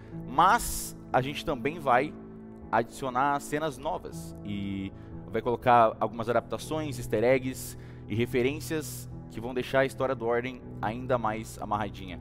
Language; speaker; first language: Portuguese; native; Portuguese